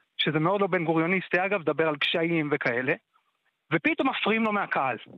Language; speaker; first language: Hebrew; native; Hebrew